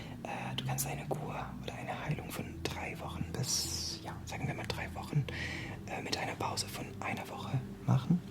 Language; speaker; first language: German; non-native, fluent; French